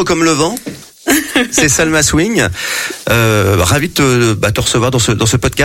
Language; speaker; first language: French; native; French